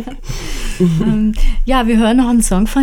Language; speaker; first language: German; native; German